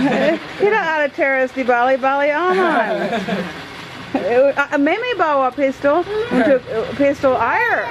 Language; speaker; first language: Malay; non-native, learner; English